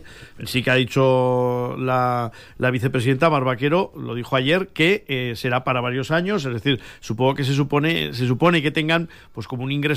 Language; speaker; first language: Spanish; native; Spanish